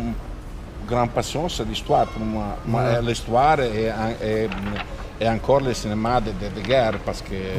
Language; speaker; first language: French; non-native, fluent; Italian